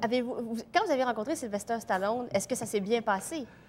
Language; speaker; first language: French; native; French